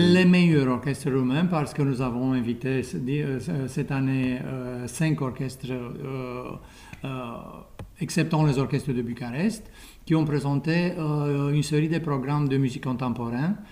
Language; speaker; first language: French; non-native, fluent; Romanian